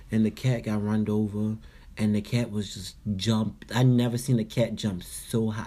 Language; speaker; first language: English; native; English